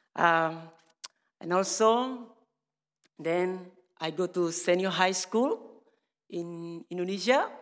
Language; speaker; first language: English; non-native, learner; Indonesian